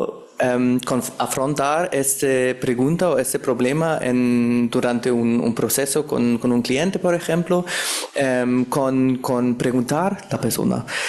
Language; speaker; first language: Spanish; non-native, fluent; German